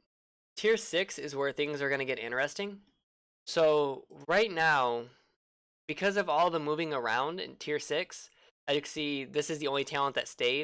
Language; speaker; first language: English; native; English